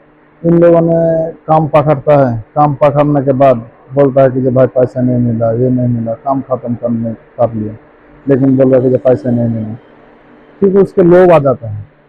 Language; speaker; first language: Hindi; non-native, fluent; Bangla